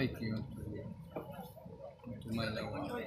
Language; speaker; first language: Indonesian; non-native, learner; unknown